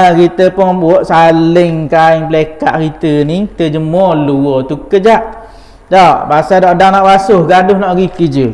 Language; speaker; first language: Malay; native; Malay